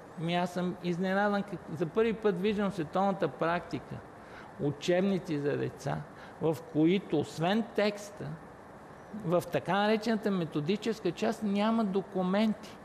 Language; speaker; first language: Bulgarian; native; Bulgarian